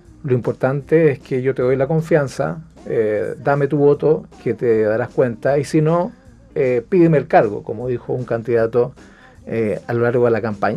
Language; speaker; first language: Spanish; native; Spanish